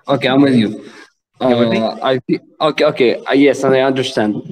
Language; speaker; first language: English; non-native, learner; Arabic